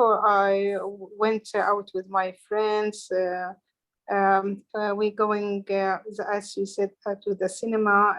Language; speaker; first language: English; non-native, learner; Arabic